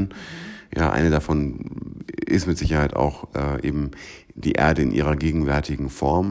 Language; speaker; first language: German; native; German